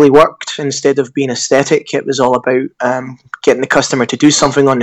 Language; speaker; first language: English; native; English